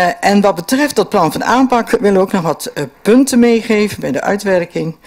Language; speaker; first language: Dutch; native; Dutch